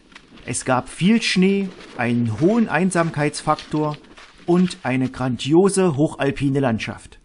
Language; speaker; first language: German; native; German